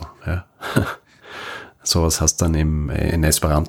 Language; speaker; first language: German; native; German